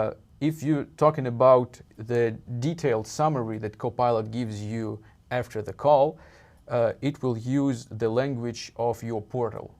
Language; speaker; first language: English; non-native, fluent; Russian